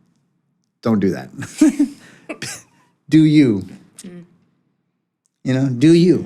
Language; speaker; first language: English; native; English